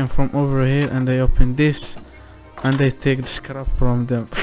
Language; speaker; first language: English; non-native, learner; Arabic